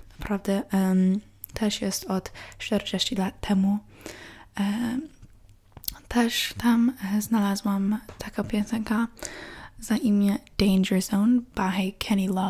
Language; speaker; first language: Polish; early bilingual, heritage; English